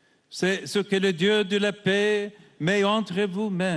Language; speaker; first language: French; non-native, fluent; English